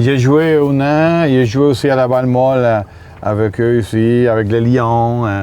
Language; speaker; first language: French; non-native, fluent; Spanish